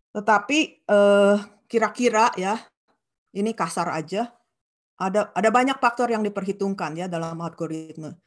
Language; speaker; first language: Indonesian; non-native, local second language; Sundanese